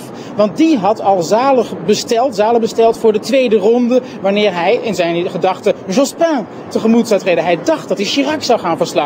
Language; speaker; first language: Dutch; native; Dutch